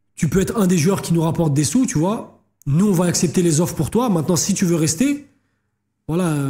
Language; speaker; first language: French; native; French